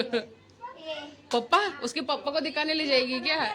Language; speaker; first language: Hindi; non-native, local second language; Kannada